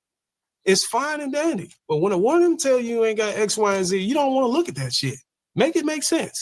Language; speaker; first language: English; native; English